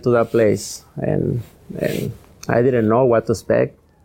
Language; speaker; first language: English; non-native, learner; Spanish